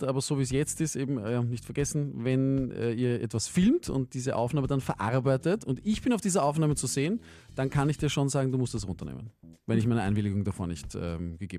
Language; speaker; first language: German; native; German